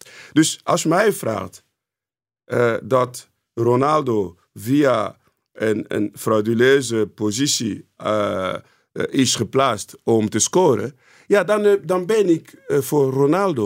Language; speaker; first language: Dutch; non-native, fluent; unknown